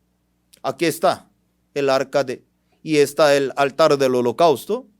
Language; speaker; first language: Spanish; non-native, fluent; Korean